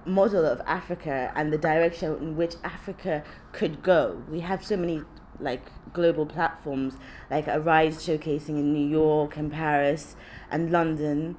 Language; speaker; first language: English; early bilingual, other home language; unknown